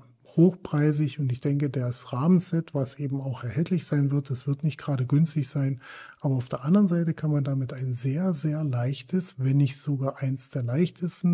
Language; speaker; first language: German; native; German